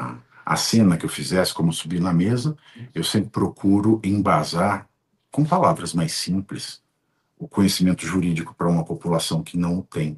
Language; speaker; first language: Portuguese; native; Portuguese